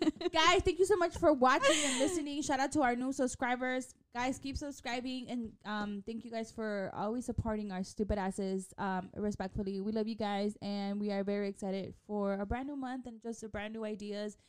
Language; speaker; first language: English; early bilingual, other home language; Spanish